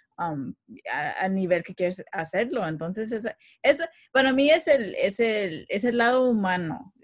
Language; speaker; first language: Spanish; early bilingual, heritage; Spanish